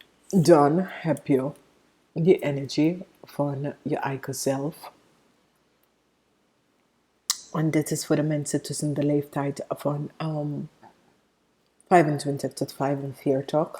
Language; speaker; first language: Dutch; non-native, fluent; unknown